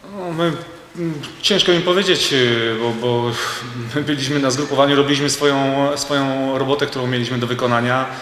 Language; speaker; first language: Polish; native; Polish